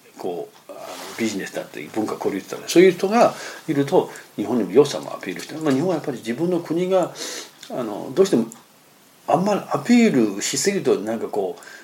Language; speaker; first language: Japanese; non-native, fluent; Chinese